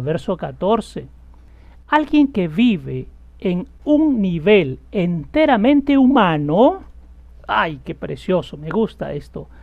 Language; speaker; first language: Spanish; native; Spanish